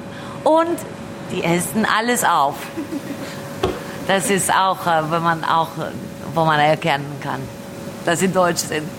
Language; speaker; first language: German; early bilingual, other home language; Albanian